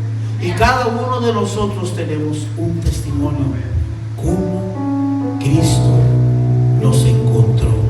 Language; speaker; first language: Spanish; native; Spanish